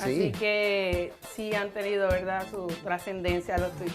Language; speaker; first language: Spanish; native; Spanish